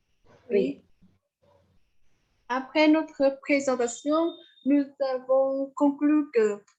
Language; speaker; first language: French; non-native, learner; Vietnamese